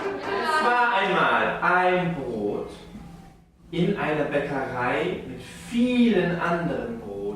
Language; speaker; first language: German; native; German